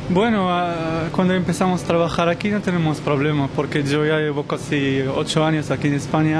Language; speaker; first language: Spanish; non-native, fluent; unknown